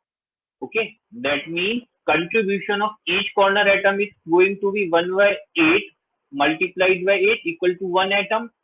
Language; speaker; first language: English; non-native, local second language; Hindi